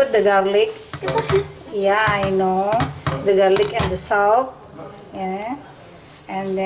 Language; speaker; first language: English; non-native, learner; Indonesian